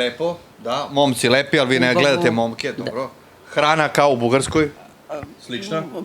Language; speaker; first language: Bosnian; native; Bosnian